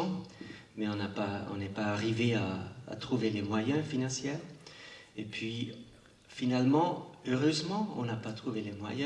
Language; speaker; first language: French; non-native, local second language; German